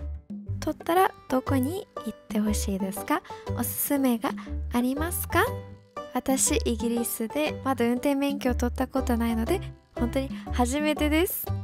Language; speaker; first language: Japanese; non-native, fluent; English